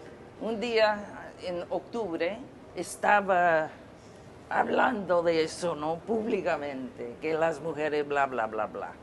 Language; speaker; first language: Spanish; non-native, fluent; English